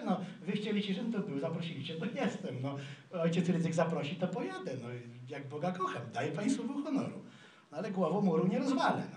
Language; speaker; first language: Polish; native; Polish